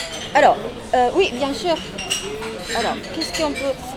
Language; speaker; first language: French; non-native, learner; Japanese